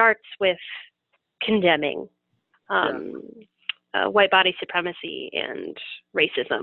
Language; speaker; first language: English; native; English